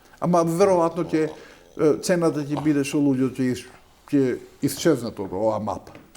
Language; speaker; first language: Macedonian; non-native, local second language; Albanian